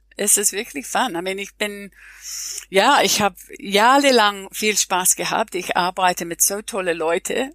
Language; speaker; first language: German; non-native, learner; English